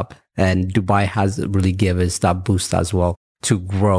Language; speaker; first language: English; early bilingual, other home language; Amharic